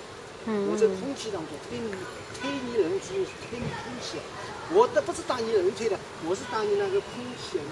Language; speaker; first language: Chinese; native; Chinese